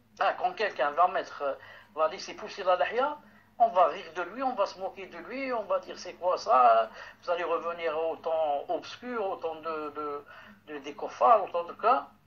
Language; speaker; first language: French; non-native, local second language; Arabic